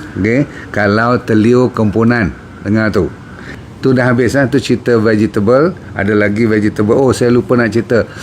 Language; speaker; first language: Malay; native; Malay